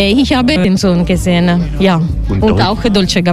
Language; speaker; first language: German; non-native, learner; Italian